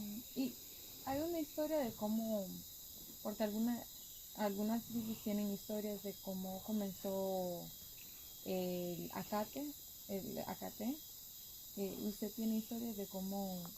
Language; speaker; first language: Spanish; non-native, fluent; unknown